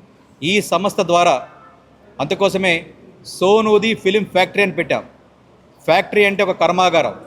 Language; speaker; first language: Telugu; native; Telugu